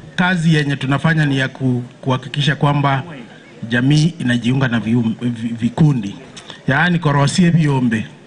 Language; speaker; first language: Swahili; non-native, local second language; Gusii